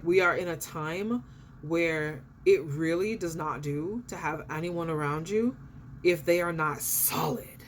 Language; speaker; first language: English; native; English